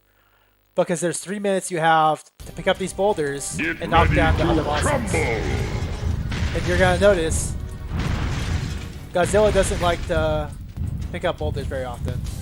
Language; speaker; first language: English; native; English